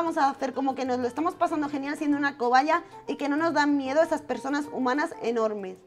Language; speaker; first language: Spanish; native; Spanish